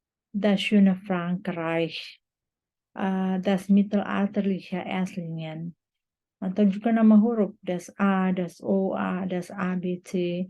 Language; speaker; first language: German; non-native, fluent; Indonesian